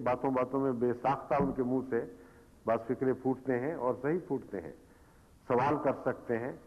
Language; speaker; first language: Urdu; native; Urdu